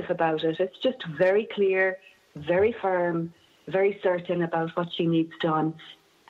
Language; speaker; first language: English; native; English